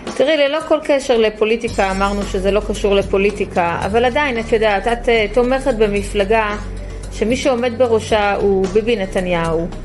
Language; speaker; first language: Hebrew; native; Hebrew